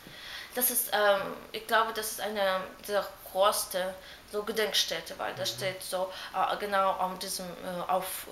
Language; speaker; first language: German; non-native, learner; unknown